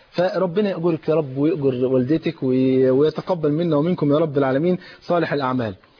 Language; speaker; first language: Arabic; native; Arabic